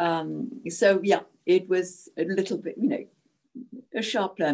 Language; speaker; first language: English; non-native, local second language; Czech